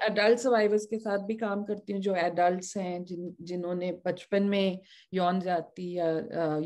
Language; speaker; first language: Hindi; native; Hindi